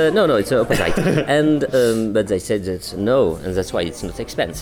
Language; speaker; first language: English; non-native, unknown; French